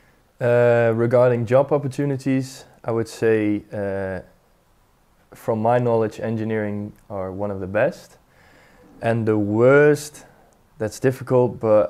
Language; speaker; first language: English; non-native, fluent; Dutch